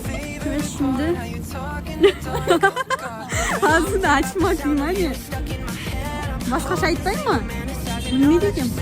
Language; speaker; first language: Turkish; non-native, learner; Kazakh